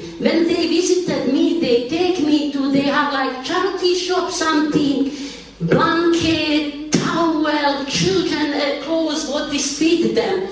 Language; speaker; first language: English; non-native, learner; Bosnian